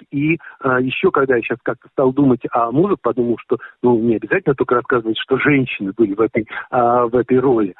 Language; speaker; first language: Russian; native; Russian